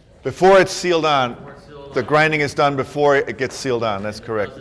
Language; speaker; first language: English; native; English